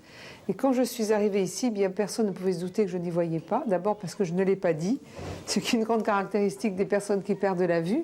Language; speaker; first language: French; native; French